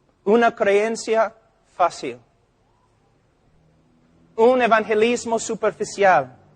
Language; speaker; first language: Spanish; non-native, fluent; English